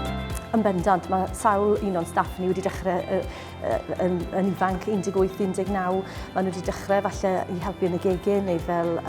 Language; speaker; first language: Welsh; native; Welsh